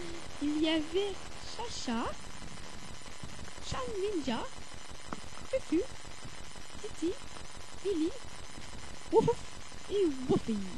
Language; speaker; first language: French; native; French